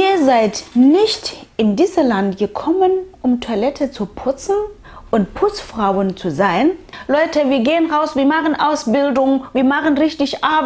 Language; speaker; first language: German; non-native, fluent; Tswana